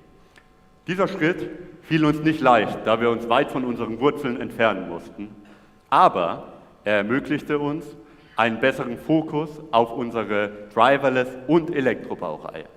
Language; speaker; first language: German; native; German